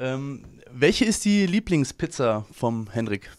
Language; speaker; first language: German; native; German